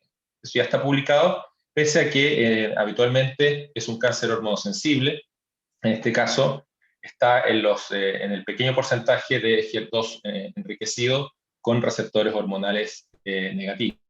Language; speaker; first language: Spanish; native; Spanish